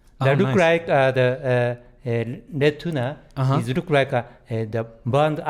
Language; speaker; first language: English; non-native, learner; Japanese